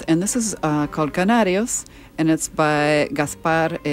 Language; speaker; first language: English; native; English